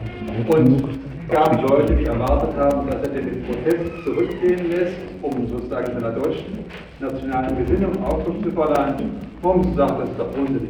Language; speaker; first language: German; native; German